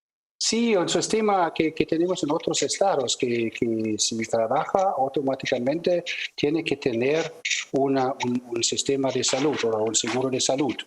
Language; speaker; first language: Spanish; non-native, fluent; German